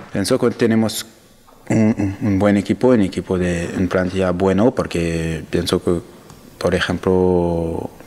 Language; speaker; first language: Spanish; non-native, learner; French